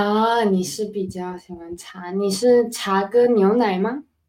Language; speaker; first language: Chinese; non-native, fluent; Spanish